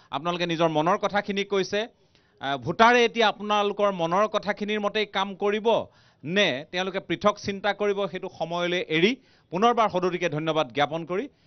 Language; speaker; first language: Assamese; native; Assamese